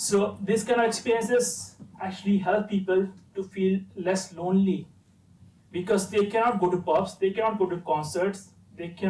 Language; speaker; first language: English; non-native, fluent; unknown